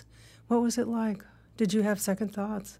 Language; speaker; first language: English; native; English